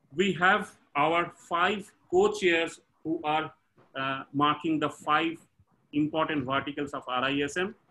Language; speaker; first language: English; non-native, local second language; Bangla